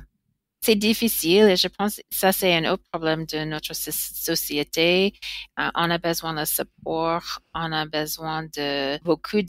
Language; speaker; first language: French; non-native, learner; English